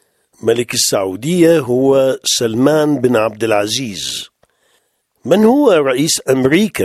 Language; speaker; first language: Arabic; non-native, fluent; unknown